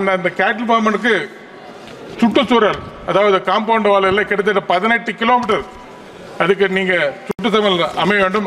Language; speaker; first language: Tamil; non-native, local second language; Telugu